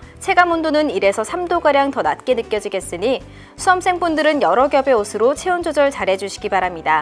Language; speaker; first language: Korean; native; Korean